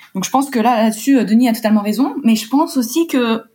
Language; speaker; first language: French; early bilingual, heritage; French